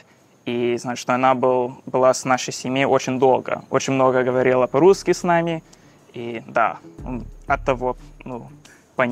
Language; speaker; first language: Russian; non-native, learner; English